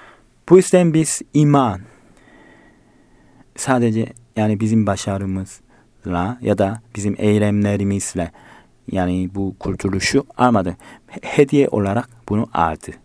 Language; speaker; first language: Turkish; non-native, fluent; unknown